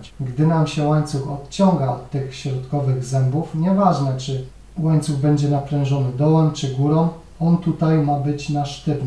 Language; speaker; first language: Polish; native; Polish